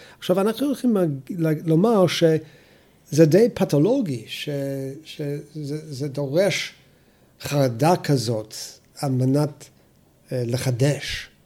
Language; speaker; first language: Hebrew; non-native, fluent; English